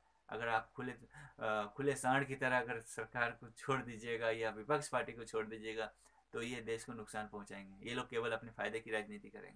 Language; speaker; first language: Hindi; native; Hindi